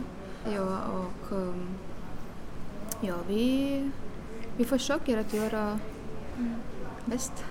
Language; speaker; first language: Swedish; non-native, learner; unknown